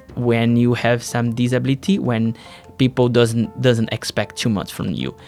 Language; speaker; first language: English; non-native, learner; Portuguese